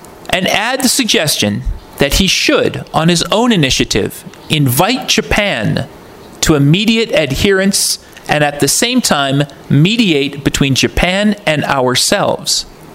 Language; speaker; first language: English; native; English